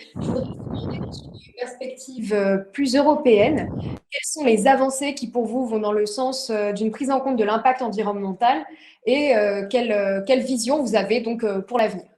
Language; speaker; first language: French; native; French